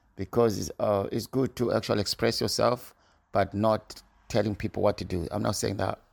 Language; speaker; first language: English; non-native, local second language; North Ndebele